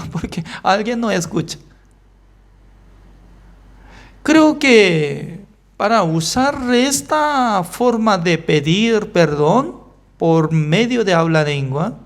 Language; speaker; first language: Spanish; non-native, fluent; Korean